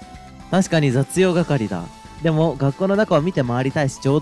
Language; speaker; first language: Japanese; native; Japanese